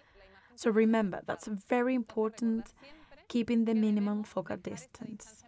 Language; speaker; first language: English; non-native, fluent; Spanish